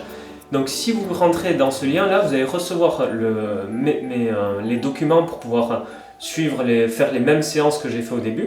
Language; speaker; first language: French; native; French